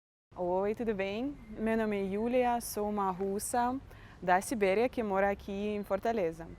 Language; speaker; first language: Portuguese; non-native, fluent; Russian